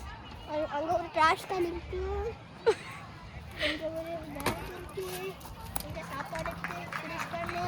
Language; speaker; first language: Tamil; early bilingual, heritage; Tamil